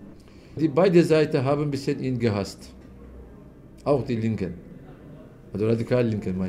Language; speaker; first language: German; non-native, fluent; Turkish